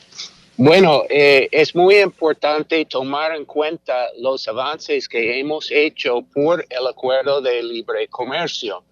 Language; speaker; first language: Spanish; non-native, fluent; English